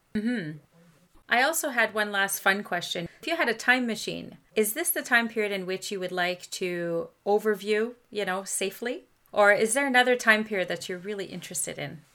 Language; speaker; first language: English; non-native, fluent; French